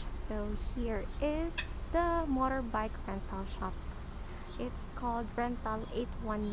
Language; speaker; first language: English; non-native, local second language; Filipino